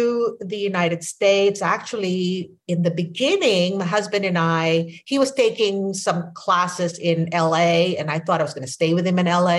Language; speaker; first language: English; non-native, local second language; Filipino